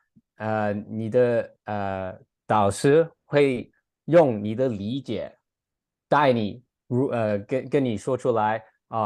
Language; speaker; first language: Chinese; non-native, fluent; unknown